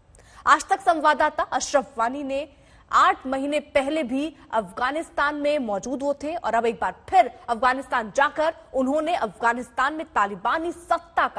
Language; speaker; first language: Hindi; native; Hindi